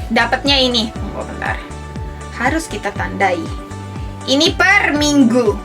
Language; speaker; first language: Indonesian; native; Indonesian